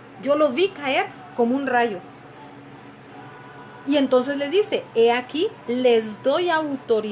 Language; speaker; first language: Spanish; native; Spanish